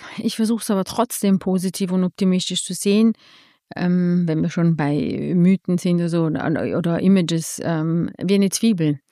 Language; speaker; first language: German; early bilingual, other home language; Armenian